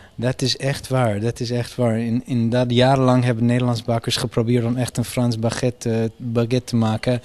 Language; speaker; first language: Dutch; non-native, fluent; English